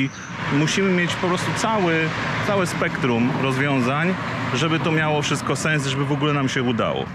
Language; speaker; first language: Polish; native; Polish